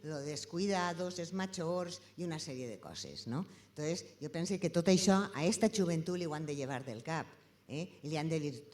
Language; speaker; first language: Catalan; native; Catalan